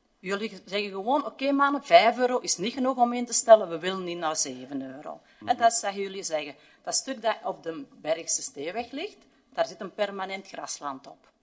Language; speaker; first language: Dutch; native; Dutch